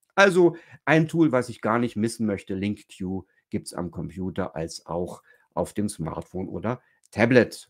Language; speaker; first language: German; native; German